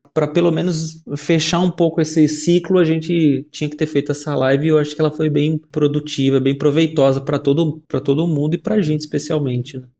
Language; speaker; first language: Portuguese; native; Portuguese